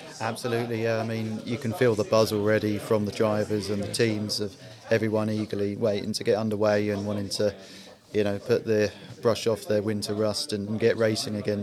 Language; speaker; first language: English; native; English